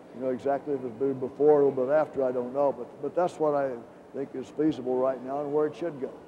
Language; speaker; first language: English; native; English